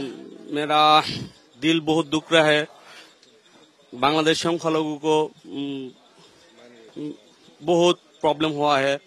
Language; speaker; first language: Hindi; non-native, learner; Bangla